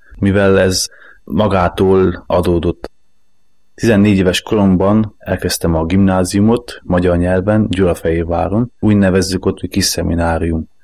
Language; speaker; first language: Hungarian; native; Hungarian